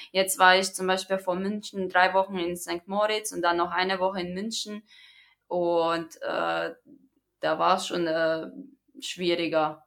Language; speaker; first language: German; non-native, fluent; Croatian